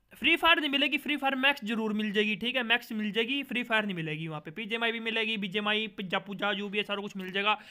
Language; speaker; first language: Hindi; native; Hindi